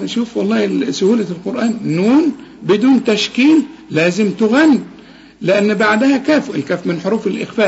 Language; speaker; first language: Arabic; native; Arabic